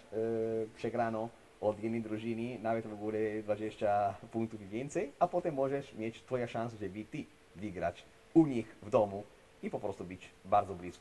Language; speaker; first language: Polish; non-native, fluent; Italian